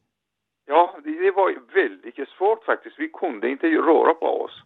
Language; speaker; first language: Swedish; non-native, learner; Persian